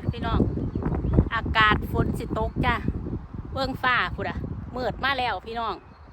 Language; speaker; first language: Thai; native; Thai